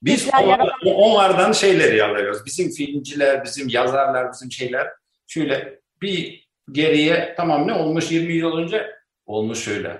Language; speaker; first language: Turkish; non-native, learner; Albanian